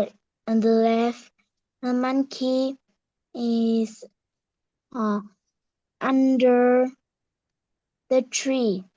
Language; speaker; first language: English; non-native, learner; Vietnamese